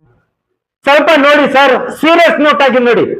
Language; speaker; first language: Kannada; native; Kannada